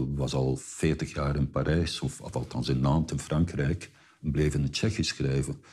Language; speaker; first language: Dutch; native; Dutch